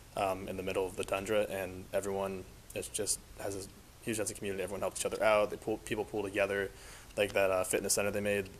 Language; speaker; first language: English; native; English